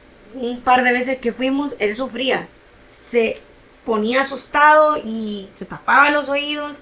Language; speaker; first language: Spanish; native; Spanish